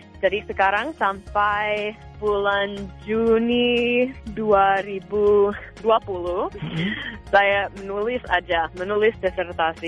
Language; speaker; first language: Indonesian; non-native, fluent; English